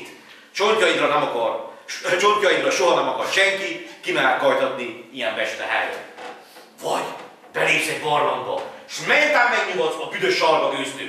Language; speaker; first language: Hungarian; native; Hungarian